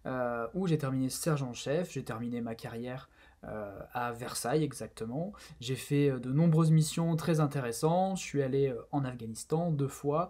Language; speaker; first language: French; native; French